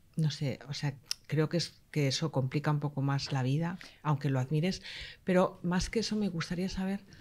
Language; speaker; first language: Spanish; native; Spanish